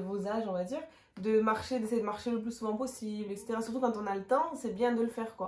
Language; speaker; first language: French; native; French